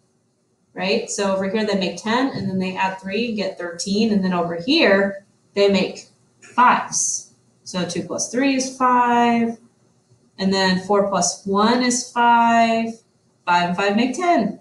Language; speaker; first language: English; native; English